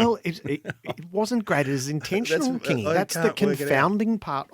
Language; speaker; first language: English; native; English